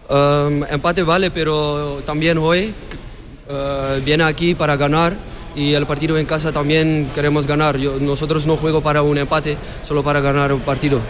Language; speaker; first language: Spanish; non-native, learner; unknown